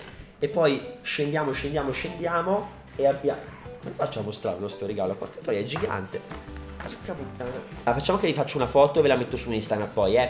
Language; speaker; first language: Italian; native; Italian